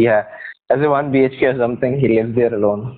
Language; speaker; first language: English; non-native, local second language; Bangla